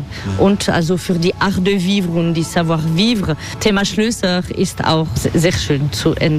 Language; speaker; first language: German; non-native, learner; French